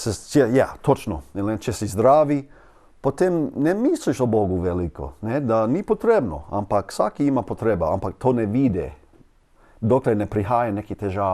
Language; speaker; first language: Slovenian; non-native, learner; English